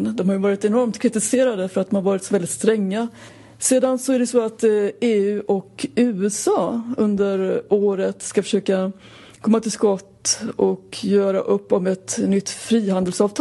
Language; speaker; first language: Swedish; native; Swedish